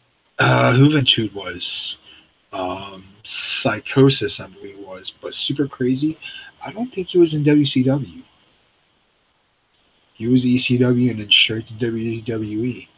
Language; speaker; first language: English; native; English